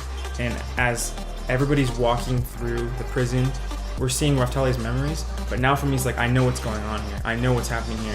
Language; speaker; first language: English; native; English